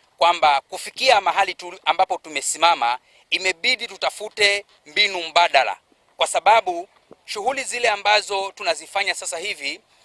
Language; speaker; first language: Swahili; native; Swahili